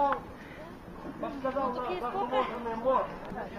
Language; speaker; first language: Russian; native; Russian